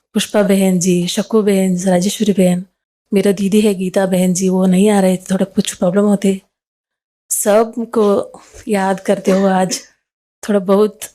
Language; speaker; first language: Hindi; non-native, local second language; Kannada